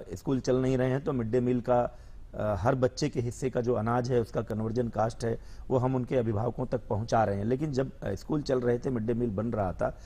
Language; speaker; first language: Hindi; native; Hindi